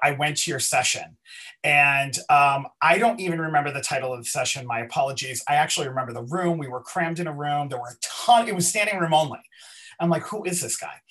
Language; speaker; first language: English; native; English